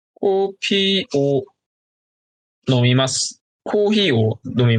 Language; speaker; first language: Japanese; non-native, learner; Korean